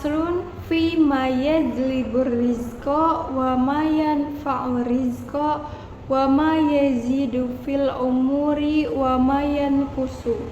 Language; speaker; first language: Arabic; non-native, learner; Indonesian